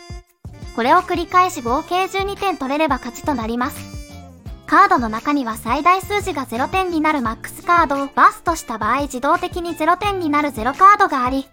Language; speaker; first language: Japanese; native; Japanese